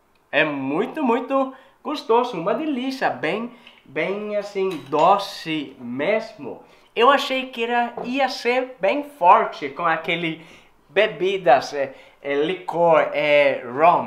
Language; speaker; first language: Portuguese; non-native, learner; Swedish